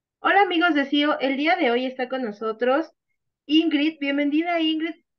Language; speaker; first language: Spanish; native; Spanish